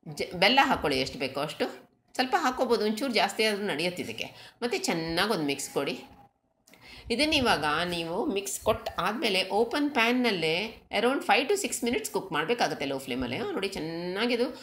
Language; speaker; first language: Kannada; non-native, local second language; Konkani